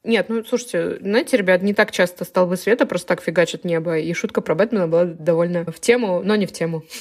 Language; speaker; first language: Russian; native; Russian